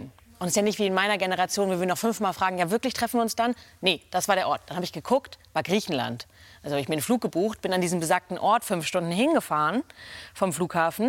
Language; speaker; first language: German; native; German